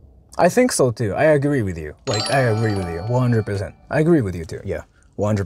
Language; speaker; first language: English; native; English